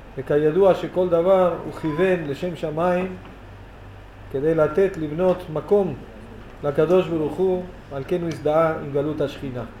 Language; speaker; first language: Hebrew; native; Hebrew